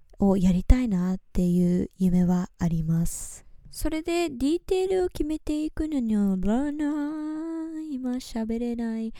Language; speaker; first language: Japanese; early bilingual, heritage; Japanese